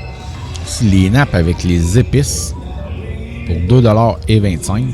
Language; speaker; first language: French; native; French